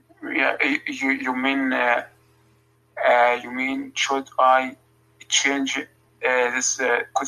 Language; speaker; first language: English; non-native, learner; Arabic